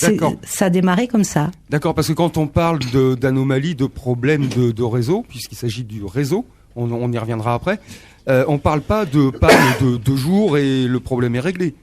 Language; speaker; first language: French; native; French